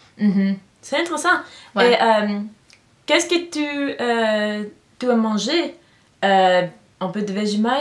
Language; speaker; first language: French; non-native, learner; English